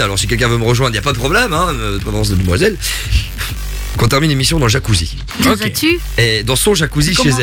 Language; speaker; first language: French; native; French